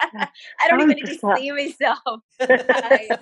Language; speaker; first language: English; native; English